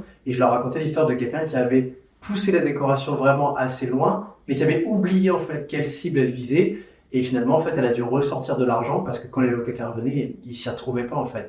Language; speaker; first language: French; native; French